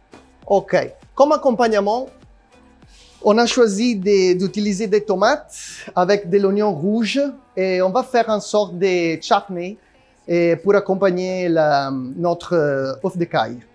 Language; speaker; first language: French; non-native, learner; Italian